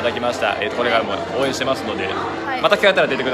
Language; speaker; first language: Japanese; native; Japanese